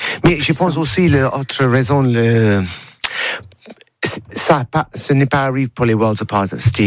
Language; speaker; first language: French; non-native, learner; English